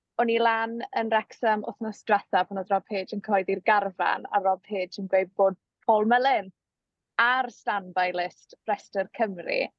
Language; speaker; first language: Welsh; native; Welsh